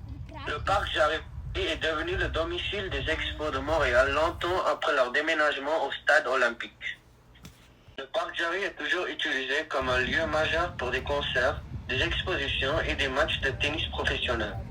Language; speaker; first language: French; non-native, learner; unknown